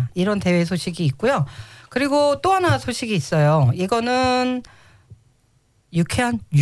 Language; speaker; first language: Korean; native; Korean